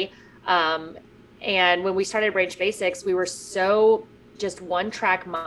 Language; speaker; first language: English; native; English